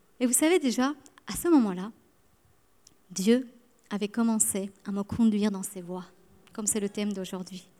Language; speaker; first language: French; early bilingual, other home language; Persian